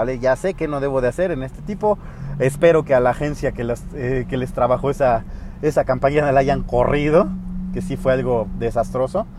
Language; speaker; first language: Spanish; native; Spanish